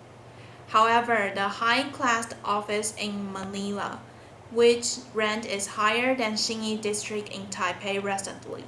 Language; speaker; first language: English; non-native, learner; Chinese